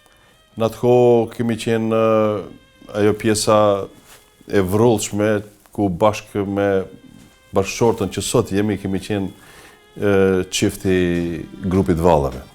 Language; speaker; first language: Albanian; native; Albanian